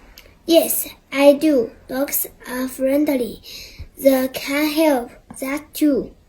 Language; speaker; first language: English; non-native, fluent; Chinese